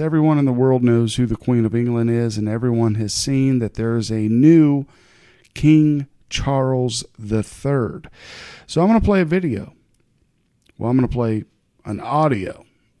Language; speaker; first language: English; native; English